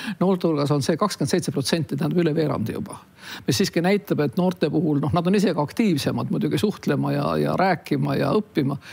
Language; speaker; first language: Estonian; native; Estonian